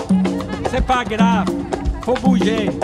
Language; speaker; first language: French; non-native, fluent; Spanish